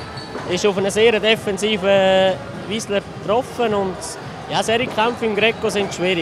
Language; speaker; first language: German; native; German